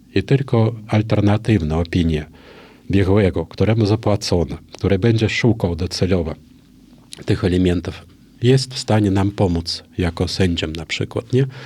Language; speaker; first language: Polish; non-native, fluent; Russian